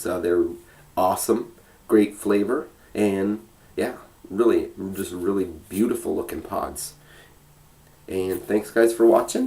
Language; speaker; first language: English; native; English